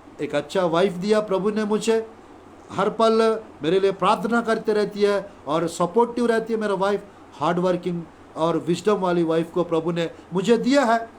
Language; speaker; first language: Hindi; non-native, local second language; Telugu